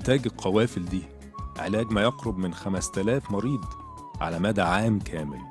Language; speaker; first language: Arabic; native; Arabic